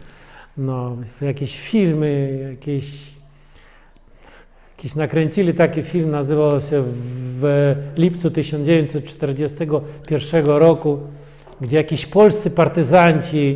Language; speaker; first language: Polish; non-native, fluent; Russian